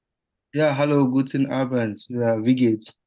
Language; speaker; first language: German; non-native, learner; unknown